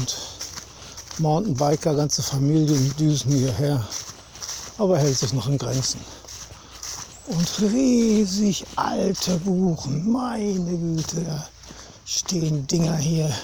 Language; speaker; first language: German; native; German